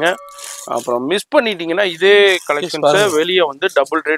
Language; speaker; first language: Tamil; native; Tamil